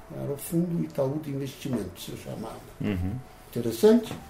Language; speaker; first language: Portuguese; non-native, fluent; Dutch